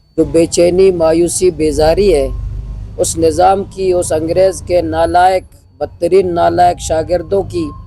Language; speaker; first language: Urdu; non-native, local second language; Baluchi